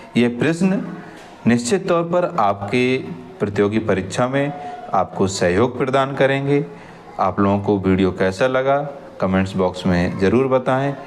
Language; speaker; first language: Hindi; native; Hindi